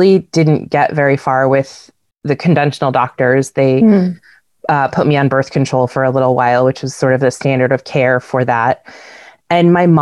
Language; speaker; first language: English; native; English